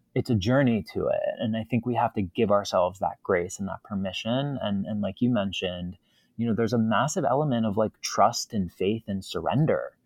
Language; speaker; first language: English; native; English